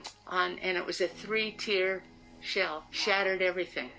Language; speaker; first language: English; native; English